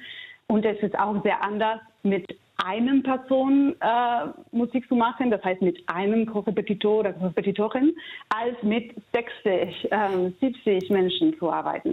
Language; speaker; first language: German; non-native, fluent; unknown